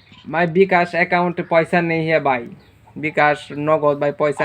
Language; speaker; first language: Hindi; non-native, learner; Bangla